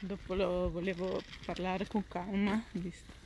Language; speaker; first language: Italian; non-native, fluent; Dutch